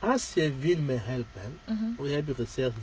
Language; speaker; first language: Dutch; non-native, learner; Lingala